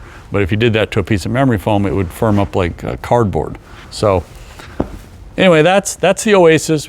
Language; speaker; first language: English; native; English